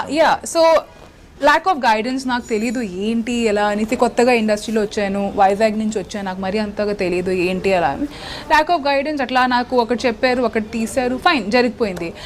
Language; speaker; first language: Telugu; non-native, local second language; Hindi